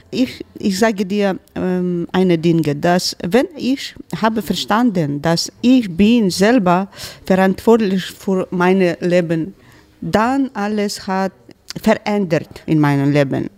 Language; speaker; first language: German; non-native, learner; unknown